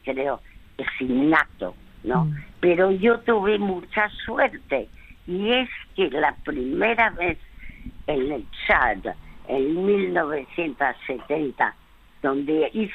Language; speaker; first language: Spanish; early bilingual, other home language; French